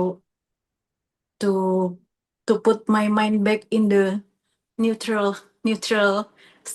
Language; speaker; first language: English; non-native, learner; Indonesian